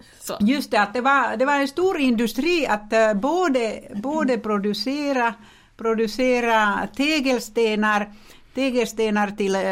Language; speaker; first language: Swedish; non-native, fluent; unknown